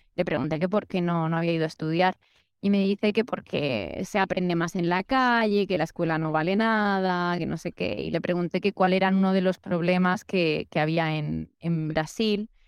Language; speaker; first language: Spanish; native; Spanish